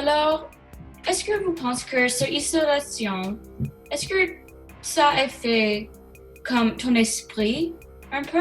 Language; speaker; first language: French; non-native, learner; English